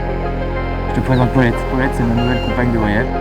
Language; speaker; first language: French; native; French